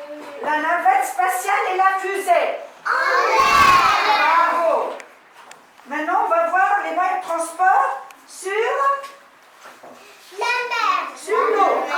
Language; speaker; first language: French; non-native, local second language; Arabic